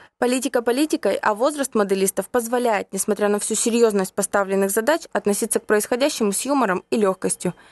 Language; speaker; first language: Russian; native; Russian